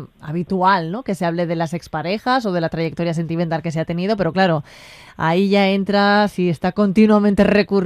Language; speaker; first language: Spanish; native; Spanish